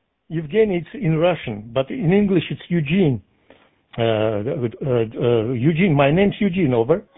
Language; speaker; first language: English; non-native, fluent; Russian